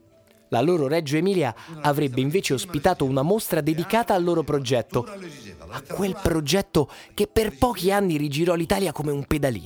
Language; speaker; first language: Italian; native; Italian